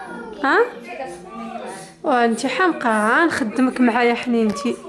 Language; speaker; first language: Arabic; native; Arabic